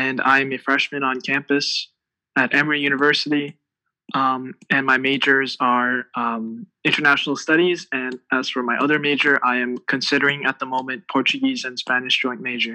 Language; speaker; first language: English; early bilingual, other home language; Tibetan